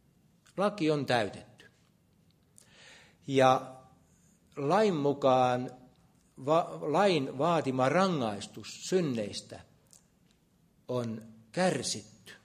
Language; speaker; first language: Finnish; native; Finnish